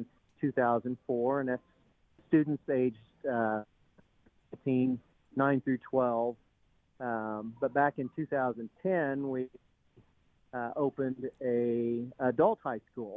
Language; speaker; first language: English; native; English